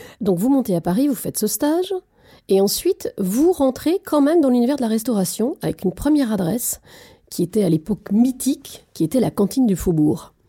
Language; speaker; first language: French; native; French